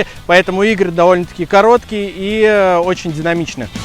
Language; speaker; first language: Russian; native; Russian